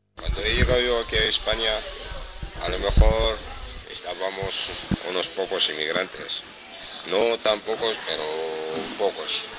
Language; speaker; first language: Spanish; non-native, fluent; Arabic